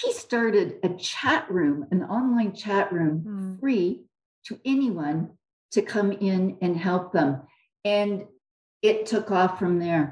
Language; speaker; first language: English; native; English